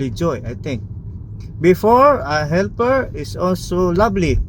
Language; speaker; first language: English; non-native, learner; Nepali